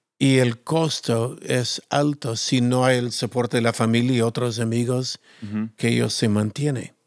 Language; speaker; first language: Spanish; non-native, fluent; English